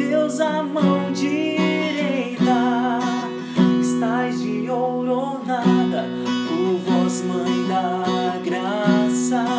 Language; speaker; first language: Portuguese; native; Portuguese